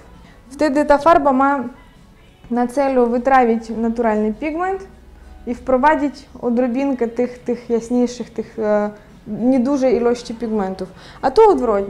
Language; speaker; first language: Polish; non-native, fluent; Ukrainian